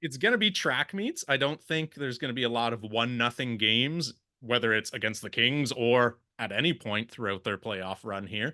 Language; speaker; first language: English; native; English